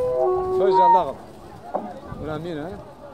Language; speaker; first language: Spanish; non-native, learner; Arabic